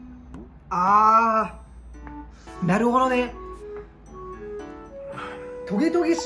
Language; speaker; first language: Japanese; native; Japanese